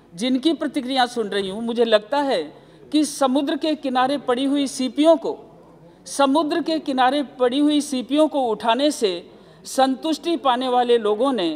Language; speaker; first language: Hindi; native; Hindi